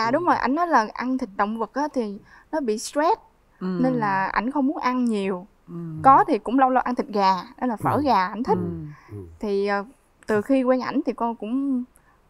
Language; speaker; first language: Vietnamese; native; Vietnamese